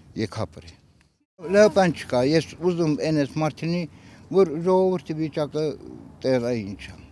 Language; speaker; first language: Armenian; native; Armenian